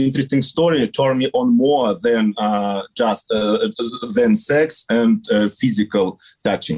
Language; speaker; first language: English; non-native, learner; Kazakh